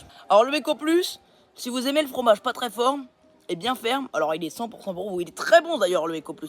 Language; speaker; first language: French; native; French